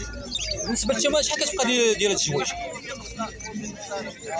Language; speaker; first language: Arabic; native; Arabic